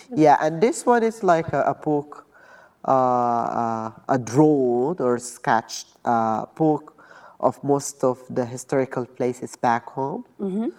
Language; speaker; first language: English; non-native, fluent; Arabic